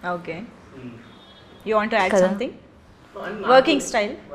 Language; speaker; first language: Telugu; native; Telugu